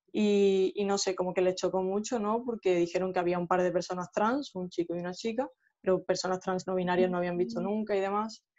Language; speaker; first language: Spanish; native; Spanish